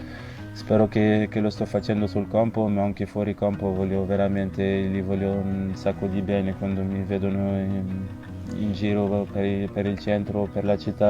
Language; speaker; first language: Italian; non-native, fluent; French